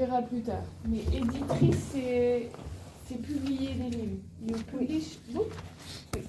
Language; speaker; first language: French; native; French